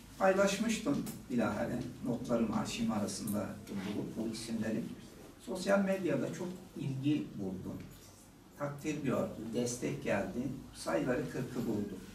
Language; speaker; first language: Turkish; non-native, local second language; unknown